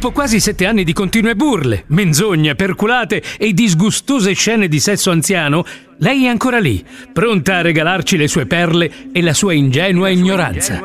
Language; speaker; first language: Italian; native; Italian